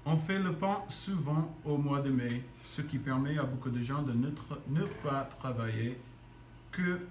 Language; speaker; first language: French; non-native, fluent; English